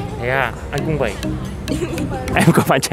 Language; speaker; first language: Vietnamese; non-native, learner; Korean